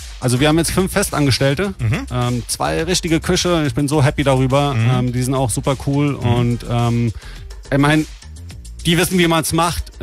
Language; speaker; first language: German; early bilingual, other home language; Croatian